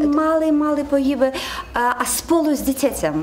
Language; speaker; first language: Czech; non-native, learner; Russian